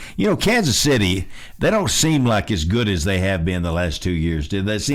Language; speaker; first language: English; native; English